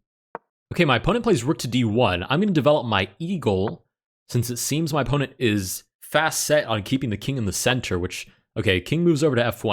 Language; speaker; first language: English; native; English